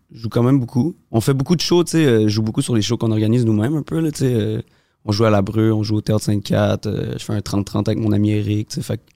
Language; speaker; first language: French; native; French